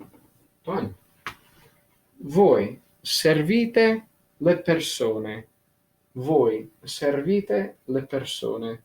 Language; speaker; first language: Italian; non-native, fluent; English